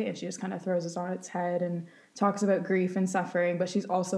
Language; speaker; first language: English; native; English